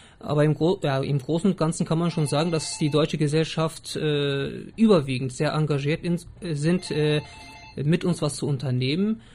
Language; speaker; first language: German; early bilingual, other home language; Turkish